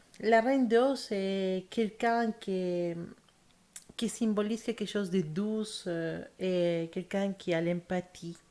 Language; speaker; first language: French; non-native, fluent; Spanish